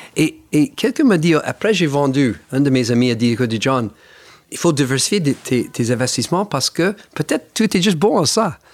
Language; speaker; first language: French; non-native, fluent; English